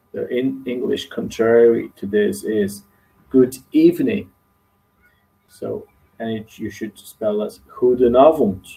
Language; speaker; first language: English; non-native, fluent; Dutch